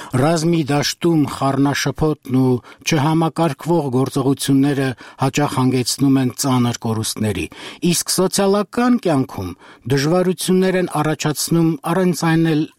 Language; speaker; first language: Armenian; native; Armenian